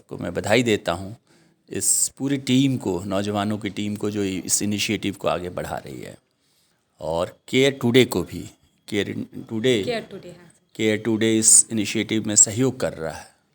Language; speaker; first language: Hindi; native; Hindi